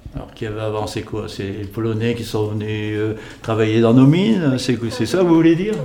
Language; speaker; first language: French; native; French